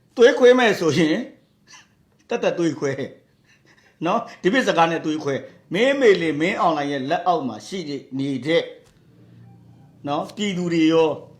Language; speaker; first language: Burmese; native; Burmese